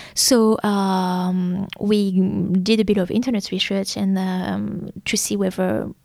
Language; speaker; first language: English; non-native, fluent; French